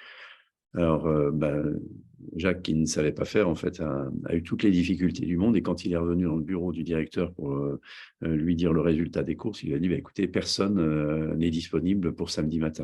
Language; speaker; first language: French; native; French